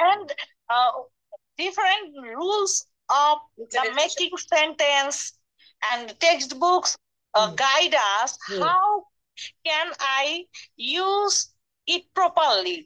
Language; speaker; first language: English; non-native, learner; Bangla